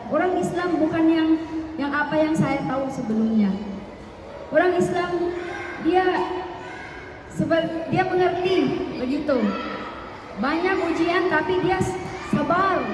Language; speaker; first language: Indonesian; non-native, learner; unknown